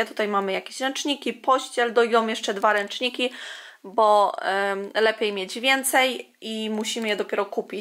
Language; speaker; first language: Polish; native; Polish